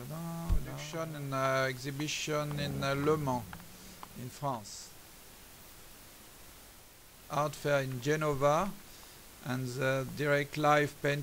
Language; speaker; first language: English; non-native, learner; French